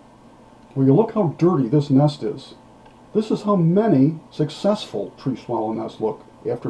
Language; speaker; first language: English; native; English